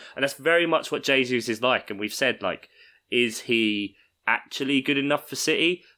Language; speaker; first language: English; native; English